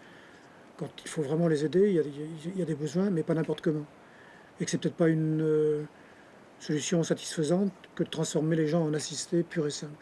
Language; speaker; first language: French; native; French